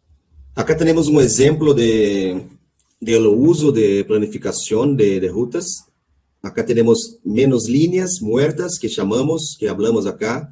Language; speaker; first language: Spanish; non-native, learner; Portuguese